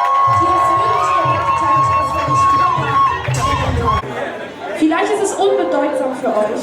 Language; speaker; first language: German; non-native, fluent; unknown